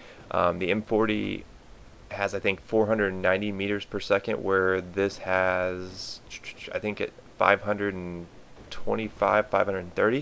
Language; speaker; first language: English; native; English